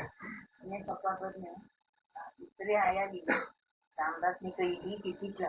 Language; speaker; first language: Malayalam; non-native, local second language; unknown